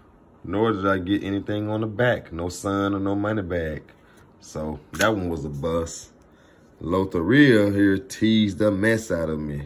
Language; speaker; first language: English; native; English